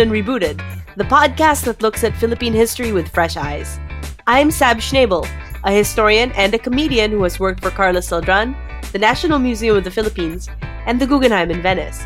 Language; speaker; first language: English; non-native, local second language; Filipino